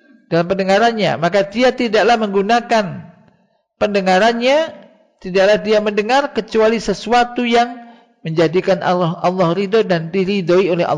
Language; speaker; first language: Indonesian; native; Indonesian